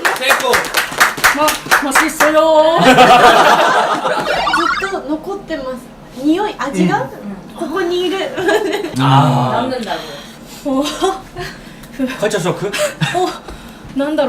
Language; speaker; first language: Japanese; non-native, learner; Korean